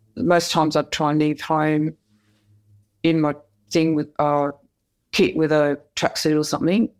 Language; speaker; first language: English; native; English